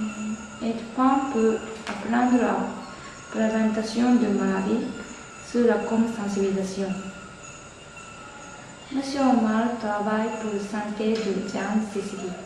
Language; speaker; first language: French; non-native, learner; Japanese